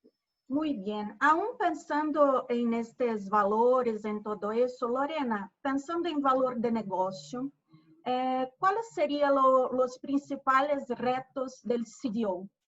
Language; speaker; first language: Spanish; non-native, fluent; Portuguese